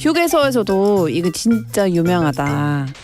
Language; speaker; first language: Korean; non-native, learner; English